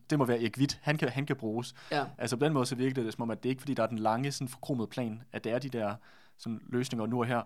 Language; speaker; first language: Danish; native; Danish